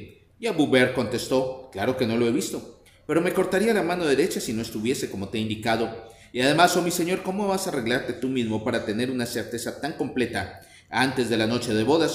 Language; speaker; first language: Spanish; native; Spanish